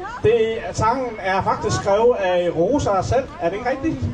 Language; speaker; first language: Danish; early bilingual, other home language; Vietnamese